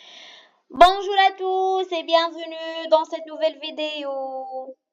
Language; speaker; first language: French; non-native, local second language; Arabic